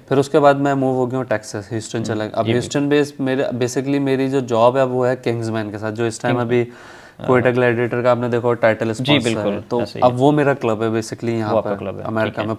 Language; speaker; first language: Urdu; native; Urdu